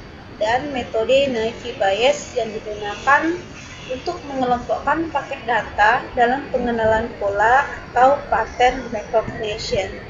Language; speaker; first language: Indonesian; native; Indonesian